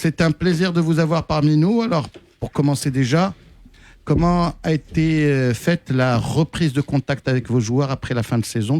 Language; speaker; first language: French; non-native, local second language; Arabic